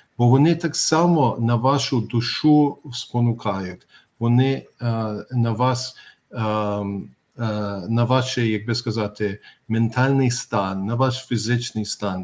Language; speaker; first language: Ukrainian; early bilingual, heritage; Ukrainian